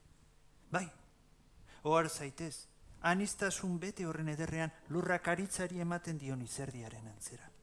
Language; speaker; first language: Basque; native; Basque